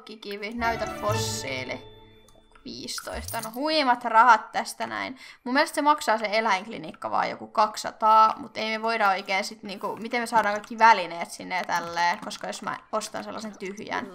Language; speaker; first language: Finnish; native; Finnish